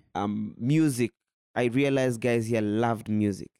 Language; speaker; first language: English; non-native, local second language; Ganda